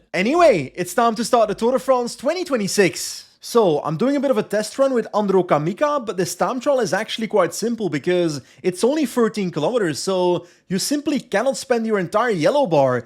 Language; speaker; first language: English; non-native, fluent; Dutch